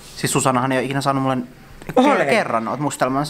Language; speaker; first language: Finnish; native; Finnish